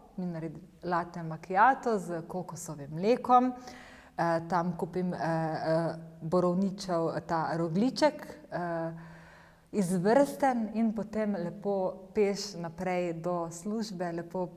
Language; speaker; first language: Slovenian; native; Slovenian